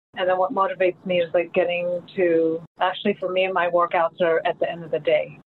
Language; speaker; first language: English; early bilingual, other home language; Filipino